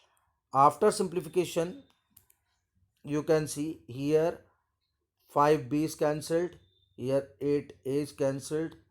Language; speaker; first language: English; non-native, local second language; Hindi